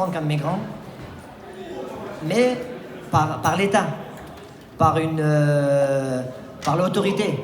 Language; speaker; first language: French; non-native, fluent; Persian